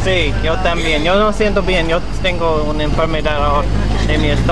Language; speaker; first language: Spanish; non-native, learner; English